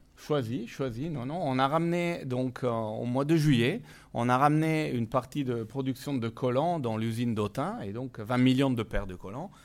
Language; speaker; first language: French; non-native, fluent; Italian